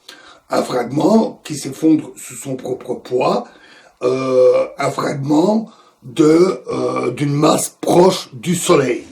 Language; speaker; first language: French; native; French